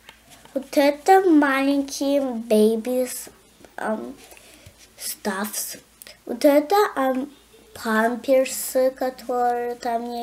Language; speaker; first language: Russian; early bilingual, heritage; Russian